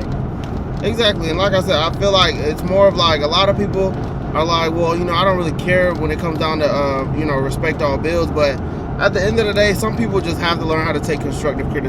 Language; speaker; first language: English; native; English